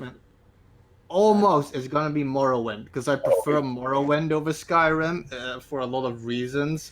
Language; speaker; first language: English; native; English